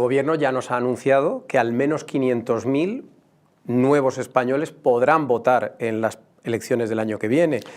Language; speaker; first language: Spanish; native; Spanish